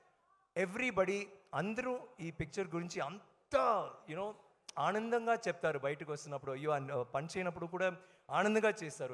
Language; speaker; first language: Telugu; non-native, learner; Tamil